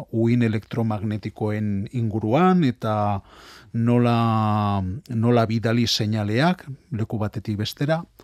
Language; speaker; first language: Basque; non-native, local second language; Spanish